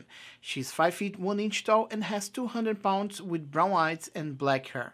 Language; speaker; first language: English; non-native, fluent; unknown